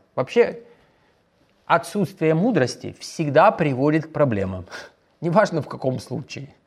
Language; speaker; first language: Russian; native; Russian